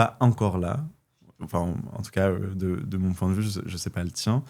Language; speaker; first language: French; native; French